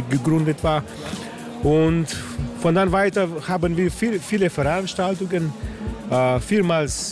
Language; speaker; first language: German; non-native, learner; Slovenian